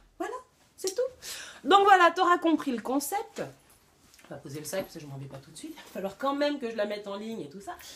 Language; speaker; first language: French; native; French